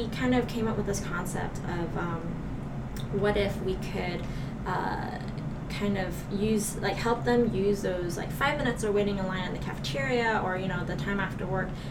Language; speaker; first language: English; non-native, local second language; Cantonese